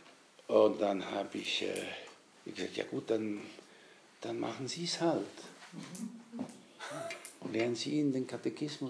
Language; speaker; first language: German; native; German